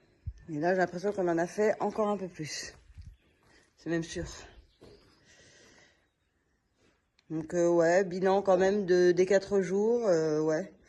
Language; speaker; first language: French; native; French